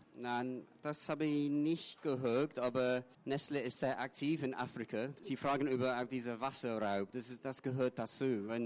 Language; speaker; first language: German; non-native, fluent; English